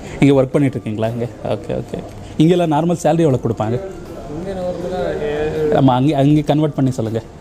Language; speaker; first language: Tamil; non-native, learner; Kannada